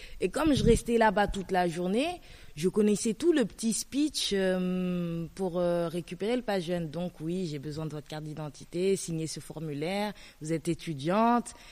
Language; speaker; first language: French; native; French